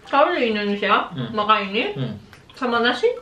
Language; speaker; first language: Indonesian; non-native, learner; Japanese